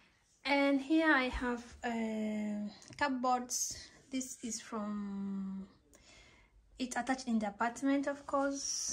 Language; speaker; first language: English; non-native, local second language; Swahili